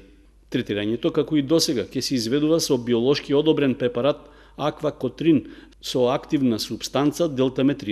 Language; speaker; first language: Macedonian; native; Macedonian